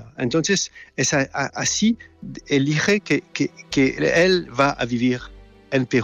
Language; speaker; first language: Spanish; non-native, fluent; French